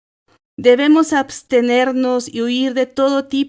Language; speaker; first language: Spanish; native; Spanish